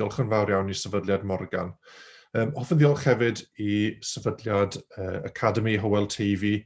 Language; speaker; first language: Welsh; native; Welsh